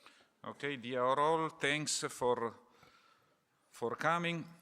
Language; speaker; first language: English; non-native, fluent; Italian